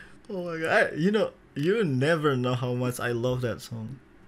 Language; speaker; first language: English; non-native, fluent; Indonesian